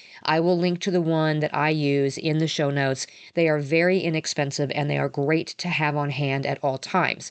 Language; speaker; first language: English; native; English